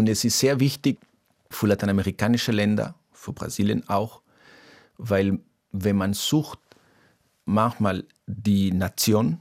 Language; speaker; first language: German; non-native, fluent; Portuguese